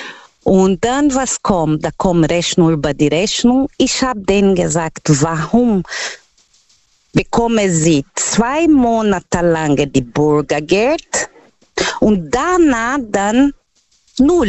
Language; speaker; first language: German; non-native, learner; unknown